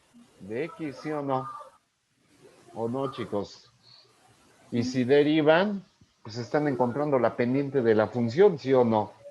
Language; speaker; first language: Spanish; native; Spanish